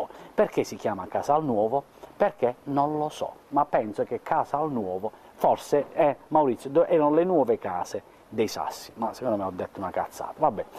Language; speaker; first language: Italian; native; Italian